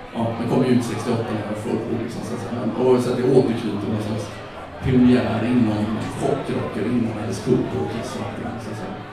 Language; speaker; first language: Swedish; native; Swedish